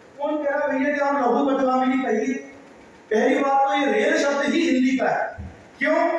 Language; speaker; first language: Hindi; native; Hindi